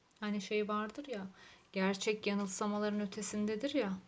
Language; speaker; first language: Turkish; native; Turkish